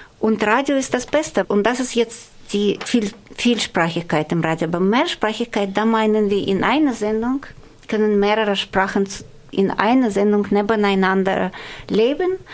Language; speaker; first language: German; non-native, fluent; Russian